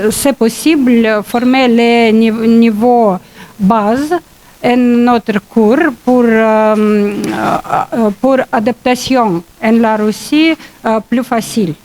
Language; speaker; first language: French; non-native, learner; Russian